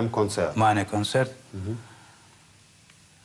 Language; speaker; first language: German; non-native, learner; Russian